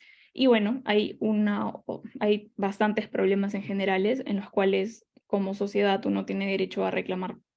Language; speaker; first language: Spanish; native; Spanish